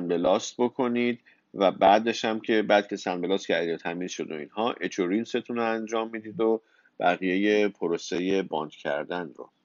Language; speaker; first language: Persian; native; Persian